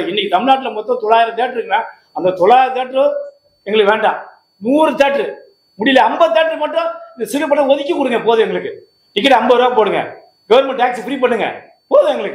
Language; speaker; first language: Tamil; native; Tamil